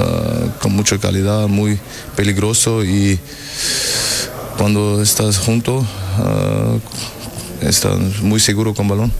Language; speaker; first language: Spanish; non-native, learner; German